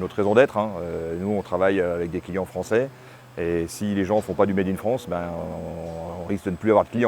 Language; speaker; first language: French; native; French